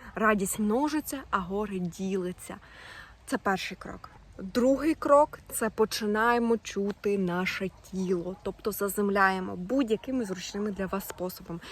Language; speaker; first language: Ukrainian; non-native, local second language; Russian